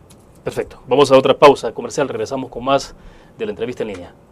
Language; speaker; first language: Spanish; native; Spanish